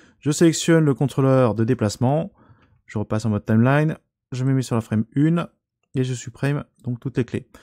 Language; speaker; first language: French; native; French